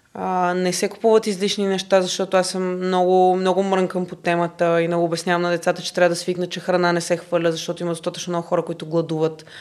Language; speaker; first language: Bulgarian; native; Bulgarian